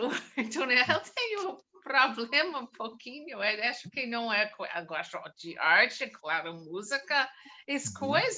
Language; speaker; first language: Portuguese; non-native, learner; English